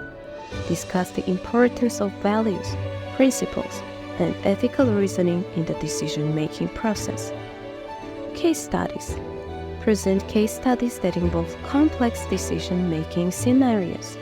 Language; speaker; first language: English; non-native, fluent; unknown